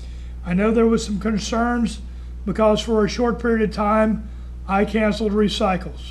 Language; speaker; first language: English; native; English